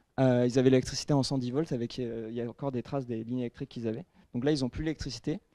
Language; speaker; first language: French; native; French